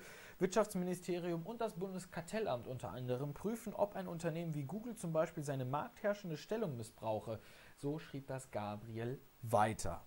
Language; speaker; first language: German; native; German